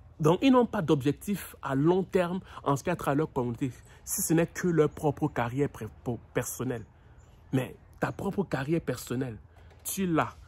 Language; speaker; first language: French; native; French